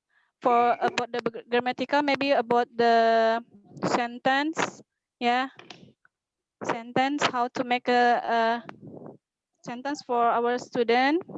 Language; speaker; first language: English; non-native, learner; Indonesian